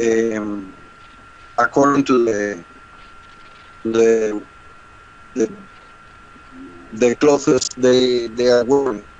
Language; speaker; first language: English; non-native, learner; Spanish